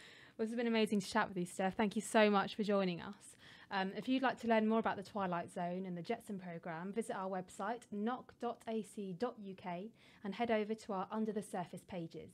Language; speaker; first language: English; native; English